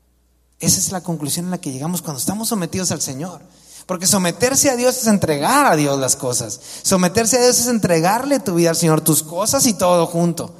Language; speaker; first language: Spanish; native; Spanish